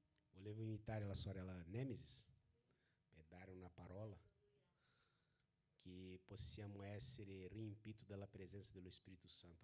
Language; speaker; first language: Italian; non-native, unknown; Portuguese